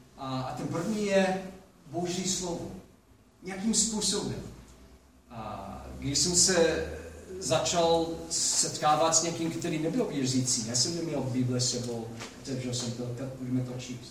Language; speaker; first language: Czech; non-native, fluent; English